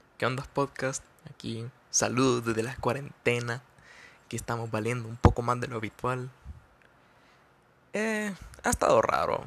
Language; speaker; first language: Spanish; native; Spanish